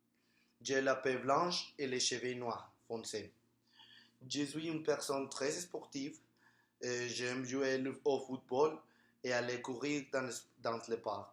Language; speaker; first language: French; non-native, learner; Spanish